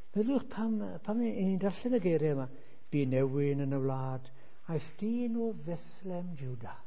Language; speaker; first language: Welsh; native; Welsh